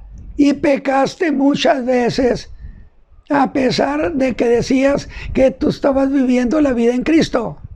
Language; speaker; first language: Spanish; native; Spanish